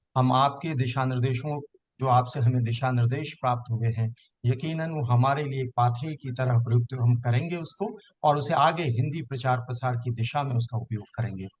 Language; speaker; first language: Hindi; native; Hindi